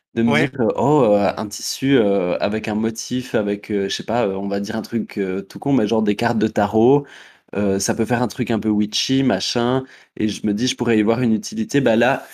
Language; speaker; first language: French; native; French